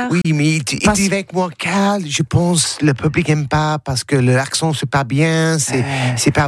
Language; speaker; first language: French; non-native, learner; English